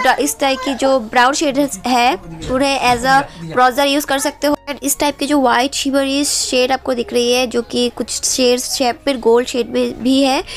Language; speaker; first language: Hindi; non-native, local second language; Bangla